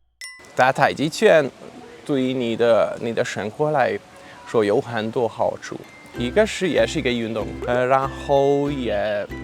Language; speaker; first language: Chinese; non-native, fluent; Hungarian